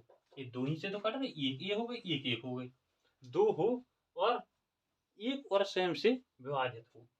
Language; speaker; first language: Hindi; native; Hindi